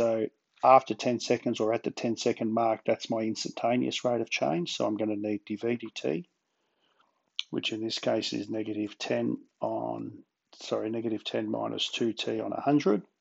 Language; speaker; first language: English; native; English